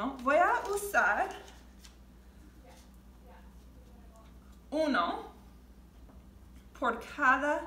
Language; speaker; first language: Spanish; non-native, learner; English